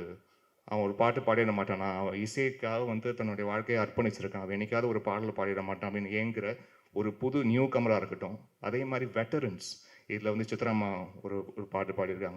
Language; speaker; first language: Tamil; native; Tamil